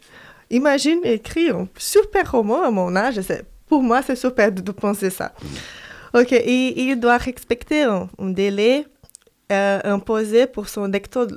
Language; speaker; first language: French; non-native, fluent; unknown